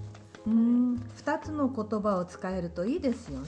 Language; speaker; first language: Japanese; native; Japanese